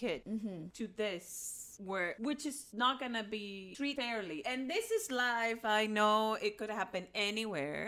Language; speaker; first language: English; non-native, fluent; Spanish